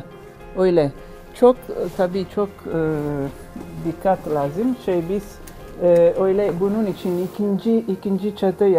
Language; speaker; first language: Turkish; non-native, learner; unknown